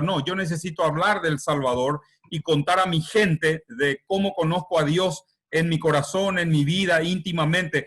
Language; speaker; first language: Spanish; native; Spanish